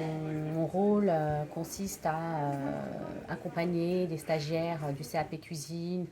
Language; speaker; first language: French; native; French